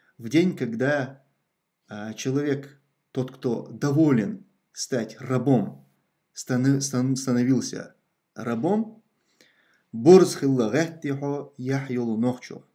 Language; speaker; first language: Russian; non-native, local second language; Chechen